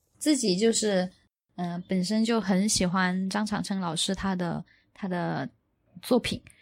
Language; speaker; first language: Chinese; non-native, local second language; Min Nan Chinese